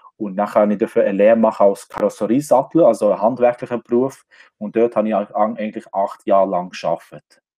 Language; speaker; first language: German; non-native, fluent; Albanian